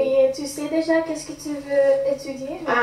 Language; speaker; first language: French; non-native, fluent; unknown